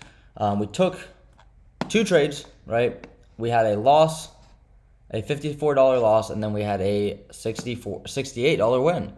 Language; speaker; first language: English; native; English